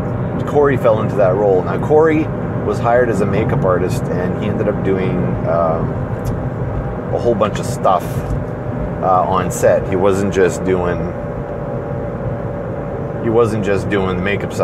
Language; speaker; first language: English; native; English